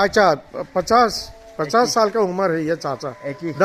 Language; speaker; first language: Hindi; non-native, fluent; Bangla